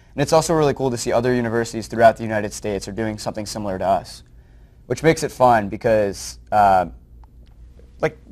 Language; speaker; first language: English; native; English